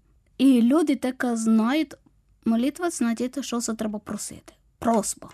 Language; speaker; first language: Ukrainian; non-native, learner; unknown